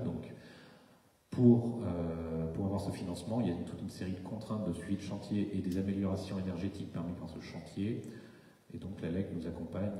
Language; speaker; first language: French; native; French